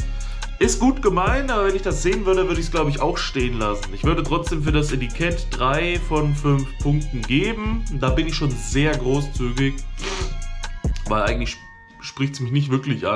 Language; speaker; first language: German; native; German